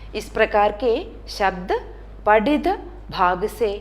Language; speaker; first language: Hindi; non-native, local second language; Malayalam